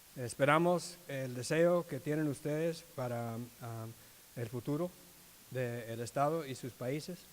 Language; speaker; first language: Spanish; non-native, learner; English